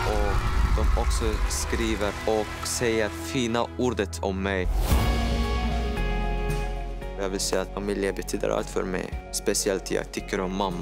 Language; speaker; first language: Swedish; non-native, learner; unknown